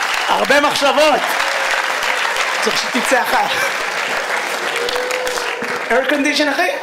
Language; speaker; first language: Hebrew; native; Hebrew